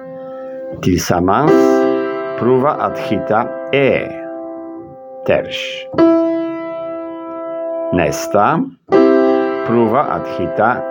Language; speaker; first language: Swedish; non-native, learner; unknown